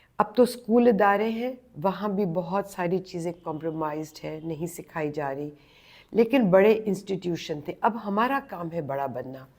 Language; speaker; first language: Urdu; native; Urdu